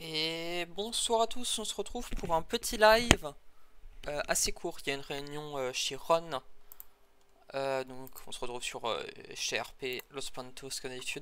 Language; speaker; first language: French; native; French